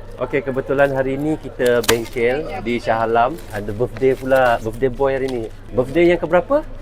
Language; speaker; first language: Malay; native; Malay